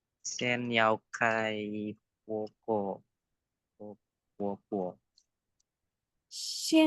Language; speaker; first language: Chinese; non-native, learner; Indonesian